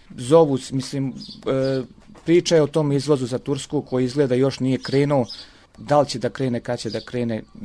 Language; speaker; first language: Serbian; native; Serbian